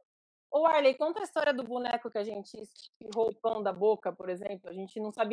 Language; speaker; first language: Portuguese; native; Portuguese